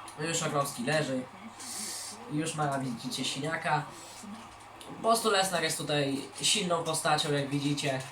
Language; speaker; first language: Polish; native; Polish